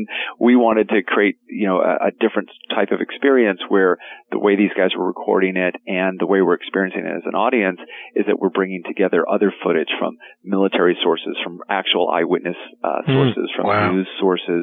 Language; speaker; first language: English; native; English